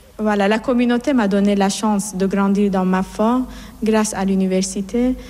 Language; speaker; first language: French; non-native, fluent; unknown